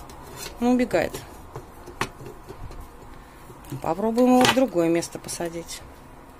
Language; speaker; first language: Russian; native; Russian